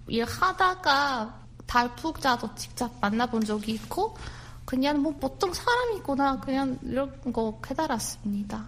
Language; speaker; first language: Korean; non-native, fluent; Polish